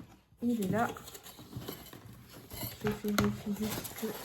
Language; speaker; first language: French; native; French